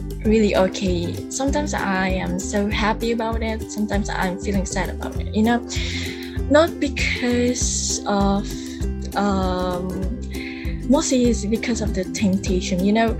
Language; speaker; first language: English; non-native, local second language; Malay